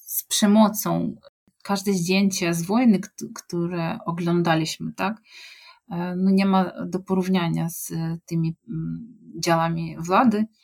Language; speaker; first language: Polish; non-native, fluent; Ukrainian